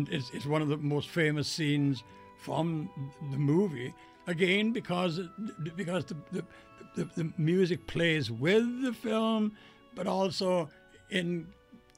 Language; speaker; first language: English; native; English